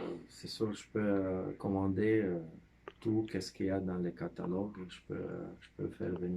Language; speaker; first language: French; non-native, fluent; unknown